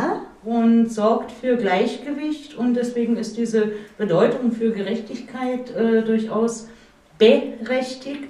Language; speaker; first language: German; native; German